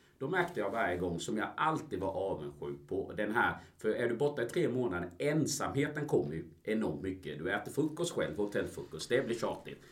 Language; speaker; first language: Swedish; early bilingual, other home language; Spanish